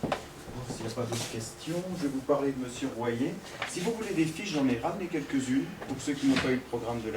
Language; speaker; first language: French; native; French